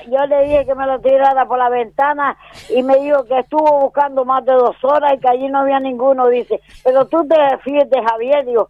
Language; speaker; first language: Spanish; native; Spanish